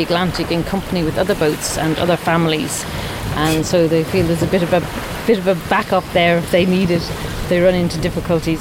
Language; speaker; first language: English; native; English